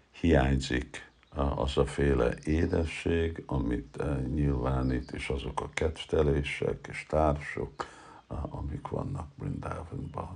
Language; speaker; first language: Hungarian; early bilingual, heritage; Hungarian